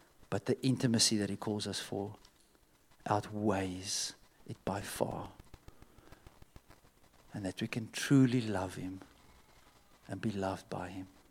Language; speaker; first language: English; non-native, local second language; Afrikaans